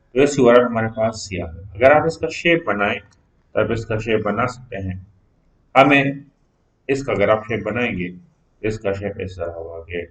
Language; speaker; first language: Hindi; non-native, local second language; Punjabi